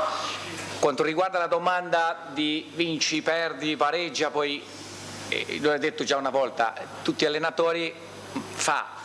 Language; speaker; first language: Italian; non-native, fluent; Portuguese